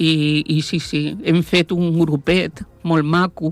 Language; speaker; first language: Catalan; non-native, local second language; Spanish